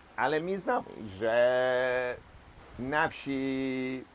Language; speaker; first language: Polish; non-native, fluent; English